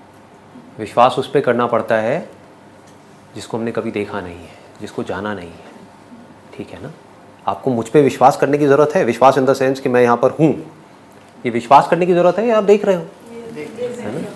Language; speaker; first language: Hindi; native; Hindi